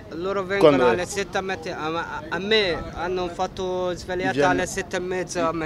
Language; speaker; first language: Italian; non-native, learner; Arabic